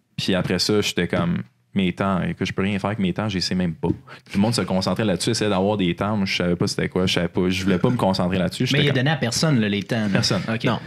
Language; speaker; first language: French; native; French